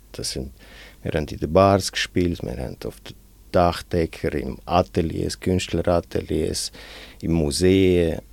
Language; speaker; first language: German; non-native, fluent; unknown